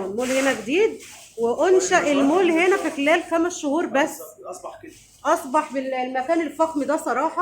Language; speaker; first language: Arabic; native; Arabic